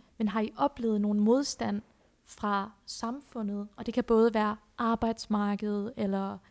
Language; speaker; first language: Danish; early bilingual, other home language; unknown